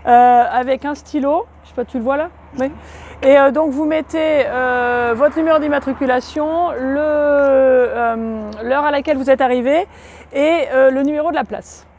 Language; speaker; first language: French; native; French